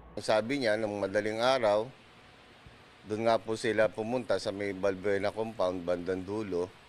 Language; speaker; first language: Filipino; native; Filipino